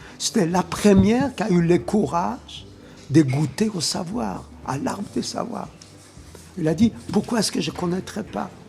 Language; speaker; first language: French; non-native, fluent; Polish